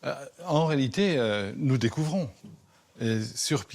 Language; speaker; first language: French; native; French